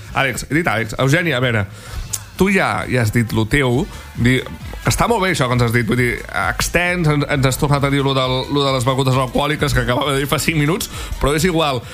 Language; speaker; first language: Catalan; native; Catalan